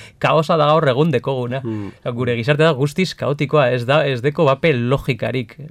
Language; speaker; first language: Basque; non-native, local second language; Spanish